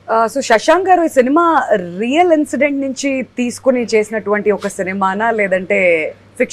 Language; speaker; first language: Telugu; native; Telugu